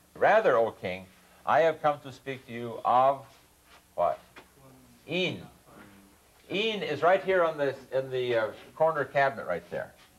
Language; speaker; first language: English; native; English